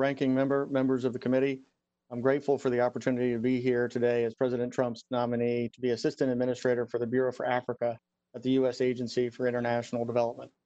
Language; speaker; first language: English; native; English